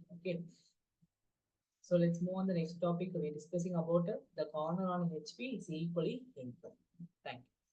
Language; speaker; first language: English; non-native, local second language; Tamil